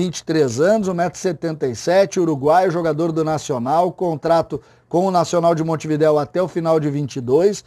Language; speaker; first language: Portuguese; native; Portuguese